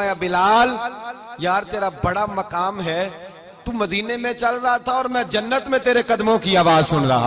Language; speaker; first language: Hindi; non-native, local second language; Punjabi